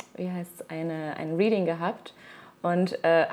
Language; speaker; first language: German; native; German